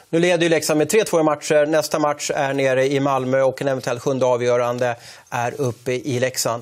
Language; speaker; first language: Swedish; native; Swedish